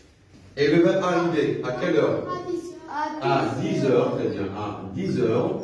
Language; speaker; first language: French; non-native, local second language; Arabic